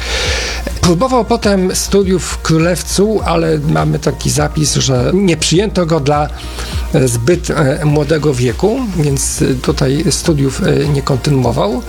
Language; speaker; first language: Polish; native; Polish